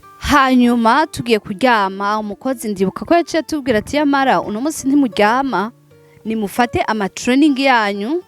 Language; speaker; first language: Rundi; non-native, local second language; Swahili